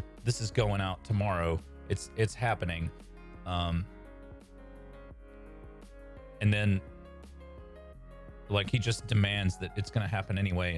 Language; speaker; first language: English; native; English